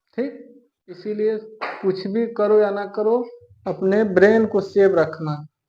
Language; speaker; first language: Hindi; native; Hindi